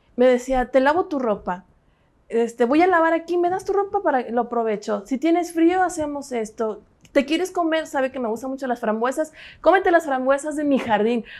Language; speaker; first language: Spanish; native; Spanish